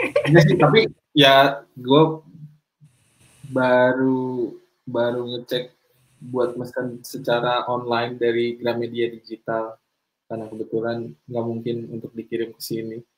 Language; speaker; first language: Indonesian; native; Indonesian